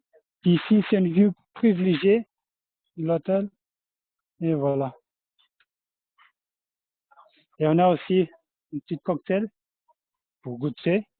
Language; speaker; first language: French; non-native, fluent; Portuguese